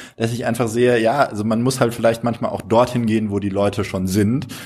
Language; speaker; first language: German; native; German